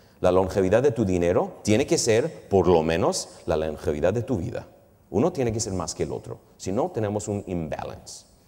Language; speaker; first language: Spanish; early bilingual, heritage; Spanish